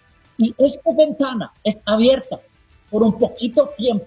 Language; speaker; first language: Spanish; non-native, fluent; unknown